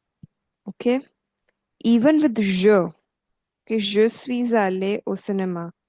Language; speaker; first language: French; non-native, fluent; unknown